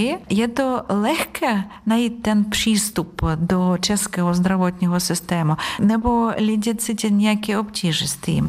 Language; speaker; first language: Czech; non-native, fluent; Ukrainian